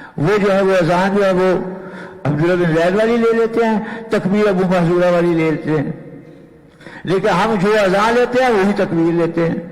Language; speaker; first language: Urdu; non-native, local second language; Punjabi